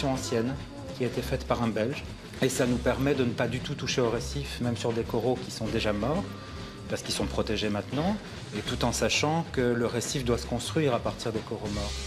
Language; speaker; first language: French; native; French